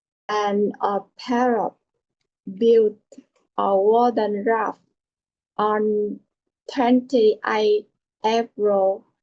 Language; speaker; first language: English; non-native, learner; Vietnamese